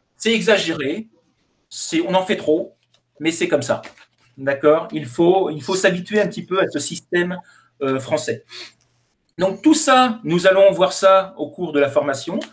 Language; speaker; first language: French; native; French